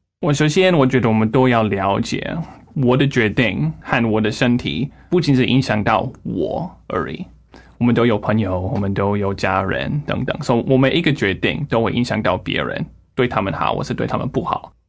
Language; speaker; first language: Chinese; non-native, fluent; English